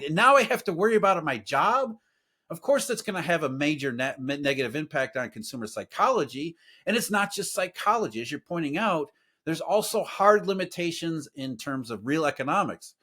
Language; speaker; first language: English; native; English